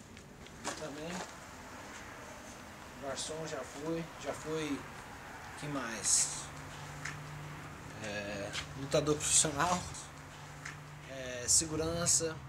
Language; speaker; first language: Portuguese; early bilingual, heritage; Portuguese